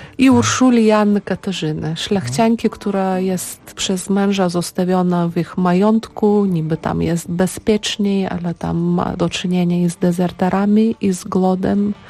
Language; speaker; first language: Polish; non-native, fluent; Lithuanian